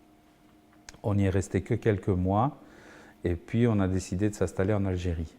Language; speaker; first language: French; early bilingual, other home language; Spanish